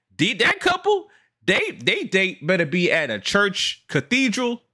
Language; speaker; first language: English; native; English